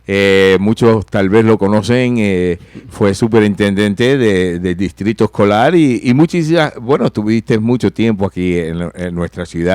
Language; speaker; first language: Spanish; early bilingual, heritage; Spanish